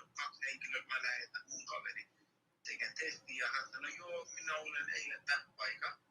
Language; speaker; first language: Finnish; non-native, learner; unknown